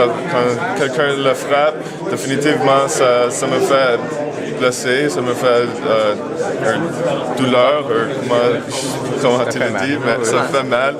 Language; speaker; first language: French; non-native, local second language; English